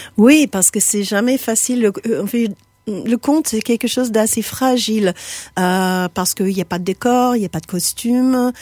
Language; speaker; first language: French; non-native, fluent; English